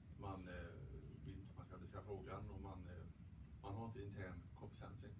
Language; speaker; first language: Swedish; native; Swedish